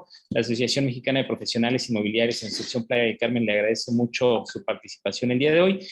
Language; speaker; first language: Spanish; native; Spanish